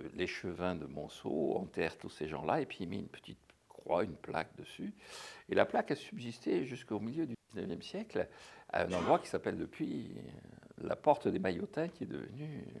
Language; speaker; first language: French; native; French